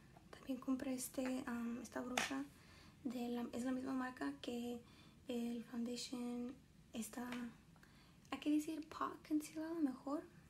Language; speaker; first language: Spanish; early bilingual, heritage; Spanish